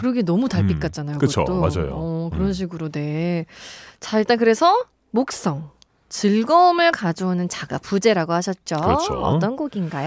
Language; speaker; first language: Korean; native; Korean